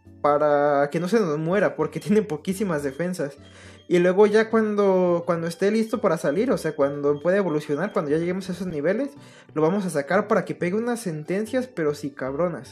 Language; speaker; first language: Spanish; native; Spanish